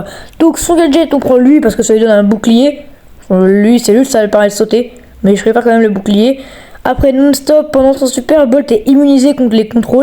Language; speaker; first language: French; native; French